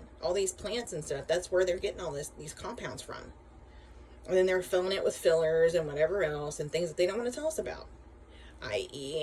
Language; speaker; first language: English; native; English